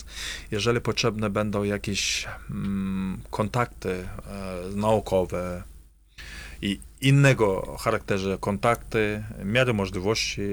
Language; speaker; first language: Polish; non-native, fluent; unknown